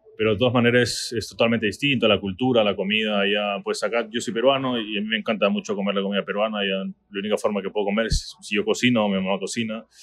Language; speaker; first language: Spanish; native; Spanish